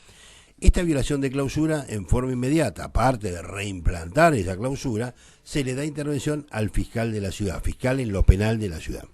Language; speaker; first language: Spanish; native; Spanish